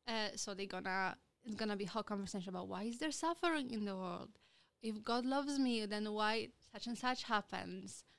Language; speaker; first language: English; non-native, fluent; Polish